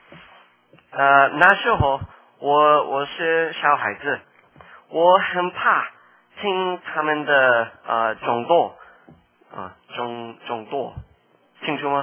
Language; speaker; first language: Chinese; non-native, learner; English